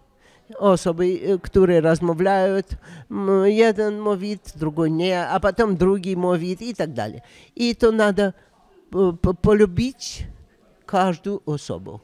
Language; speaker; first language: Polish; non-native, learner; Russian